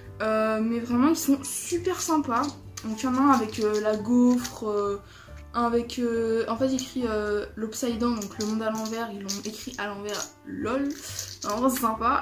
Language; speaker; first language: French; native; French